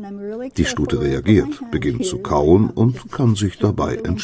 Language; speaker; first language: German; native; German